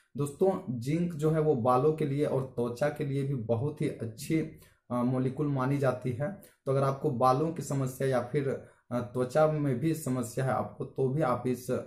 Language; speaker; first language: Hindi; native; Hindi